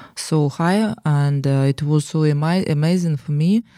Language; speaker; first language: English; non-native, learner; Russian